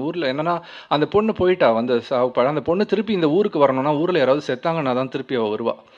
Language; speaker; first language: Tamil; native; Tamil